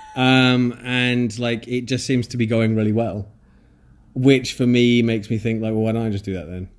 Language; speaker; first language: English; native; English